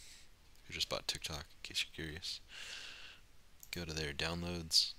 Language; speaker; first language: English; native; English